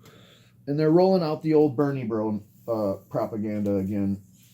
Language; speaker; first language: English; native; English